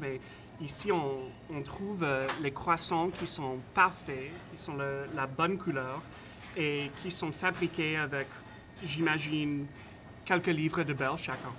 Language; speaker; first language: French; non-native, fluent; English